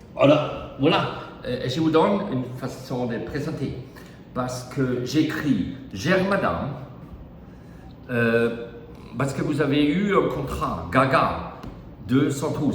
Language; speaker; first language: French; non-native, learner; German